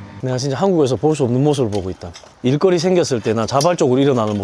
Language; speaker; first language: Korean; native; Korean